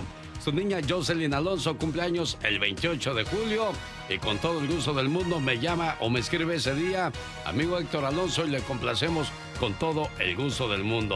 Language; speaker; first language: Spanish; native; Spanish